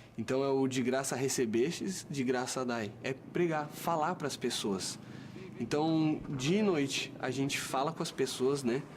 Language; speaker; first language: Portuguese; native; Portuguese